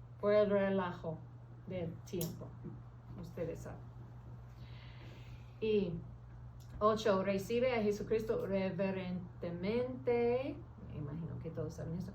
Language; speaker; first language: Spanish; early bilingual, heritage; English